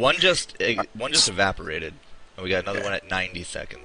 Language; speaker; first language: English; native; English